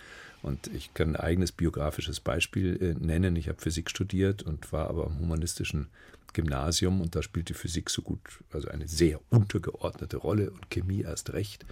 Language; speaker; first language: German; native; German